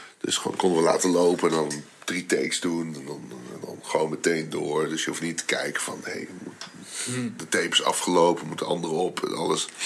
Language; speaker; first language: Dutch; native; Dutch